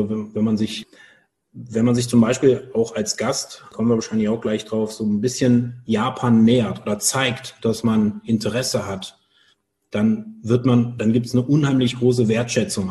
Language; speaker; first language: German; native; German